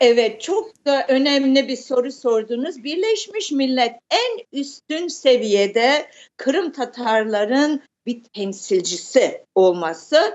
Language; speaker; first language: Turkish; early bilingual, heritage; Turkish